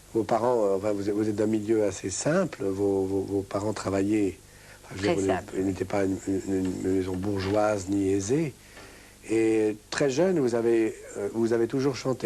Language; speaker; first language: French; native; French